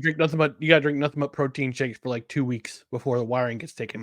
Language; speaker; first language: English; native; English